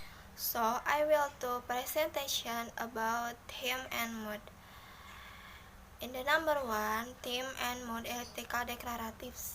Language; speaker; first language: English; non-native, learner; Indonesian